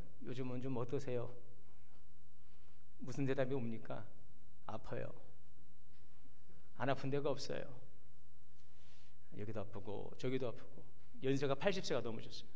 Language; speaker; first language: Korean; native; Korean